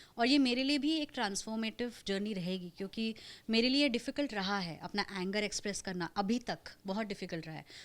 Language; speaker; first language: Hindi; non-native, local second language; Marathi